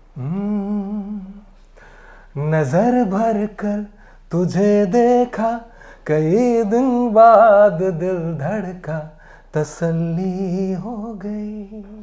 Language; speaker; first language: Hindi; native; Hindi